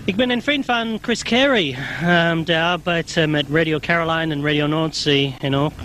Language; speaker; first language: Dutch; non-native, learner; English